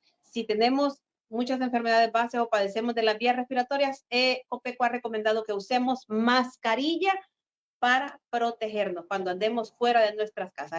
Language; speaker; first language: Spanish; native; Spanish